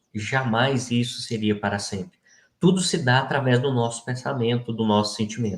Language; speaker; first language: Portuguese; native; Portuguese